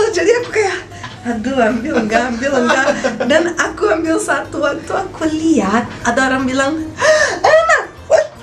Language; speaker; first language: Indonesian; non-native, fluent; Portuguese